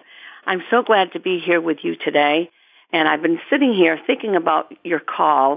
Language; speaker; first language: English; native; English